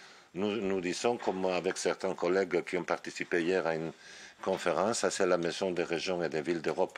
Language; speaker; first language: French; non-native, fluent; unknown